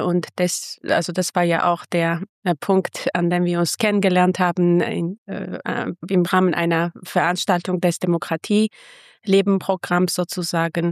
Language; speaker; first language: German; non-native, fluent; Armenian